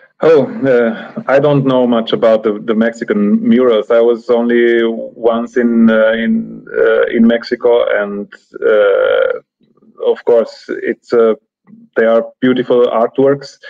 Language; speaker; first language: English; non-native, fluent; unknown